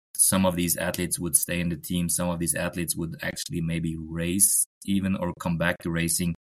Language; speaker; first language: English; non-native, fluent; Norwegian